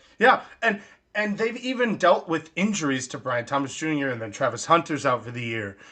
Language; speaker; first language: English; native; English